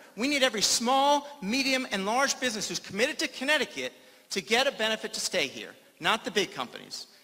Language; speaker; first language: English; native; English